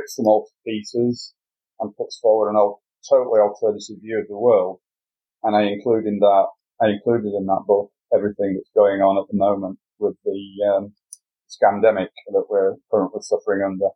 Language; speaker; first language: English; native; English